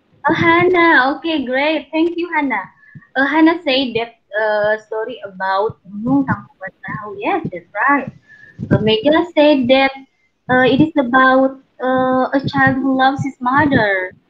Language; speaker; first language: English; non-native, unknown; Indonesian